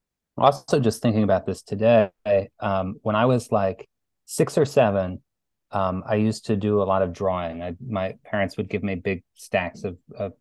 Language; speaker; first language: English; native; English